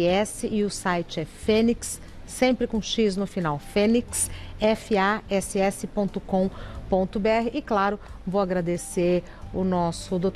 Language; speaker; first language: Portuguese; native; Portuguese